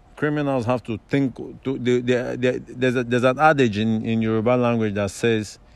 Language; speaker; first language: English; non-native, local second language; Yoruba